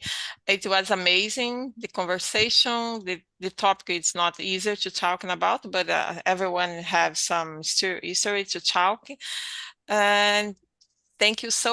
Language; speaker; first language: English; non-native, learner; Portuguese